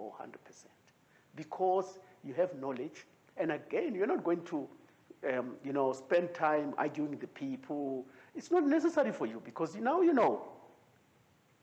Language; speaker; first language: English; non-native, local second language; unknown